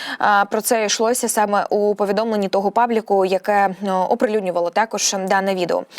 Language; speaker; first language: Ukrainian; native; Ukrainian